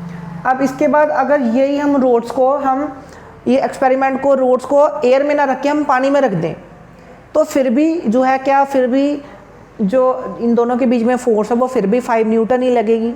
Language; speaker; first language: Hindi; non-native, local second language; Punjabi